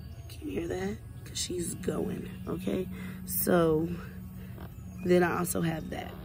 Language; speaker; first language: English; native; English